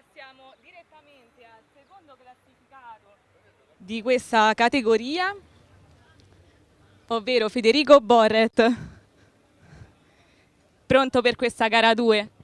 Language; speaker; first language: Italian; native; Italian